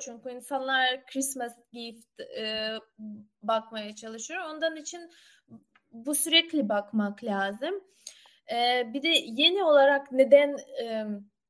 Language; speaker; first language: Turkish; non-native, learner; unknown